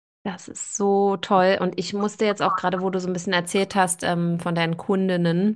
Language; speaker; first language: German; native; German